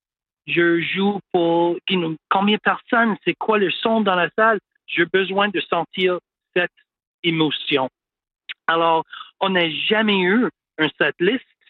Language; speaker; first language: French; non-native, local second language; English